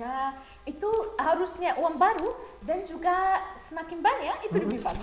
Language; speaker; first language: Indonesian; non-native, learner; Arabic